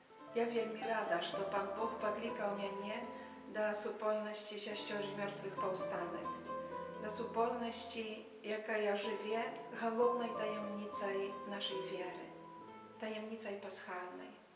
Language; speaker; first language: Polish; non-native, learner; Belarusian